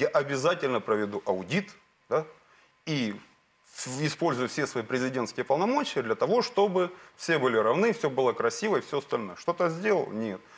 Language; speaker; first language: Russian; native; Russian